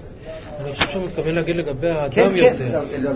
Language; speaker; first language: Hebrew; native; Hebrew